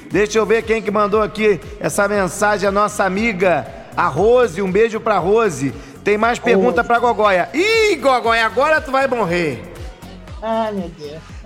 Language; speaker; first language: Portuguese; native; Portuguese